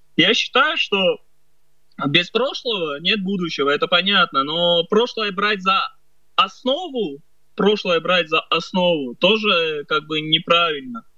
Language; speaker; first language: Russian; early bilingual, other home language; Armenian